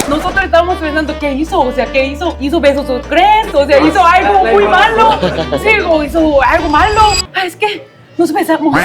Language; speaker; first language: Spanish; non-native, learner; Korean